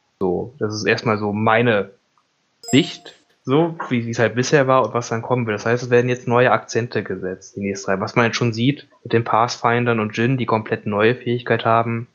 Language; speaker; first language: German; native; German